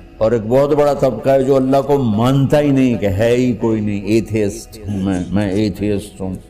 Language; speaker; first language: Urdu; non-native, local second language; Punjabi